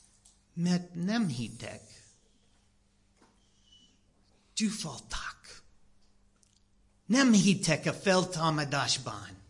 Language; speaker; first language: Hungarian; non-native, learner; English